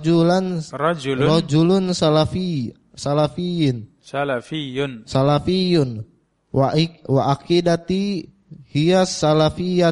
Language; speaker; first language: Arabic; non-native, learner; Indonesian